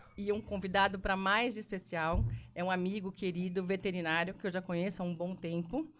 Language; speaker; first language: Portuguese; native; Portuguese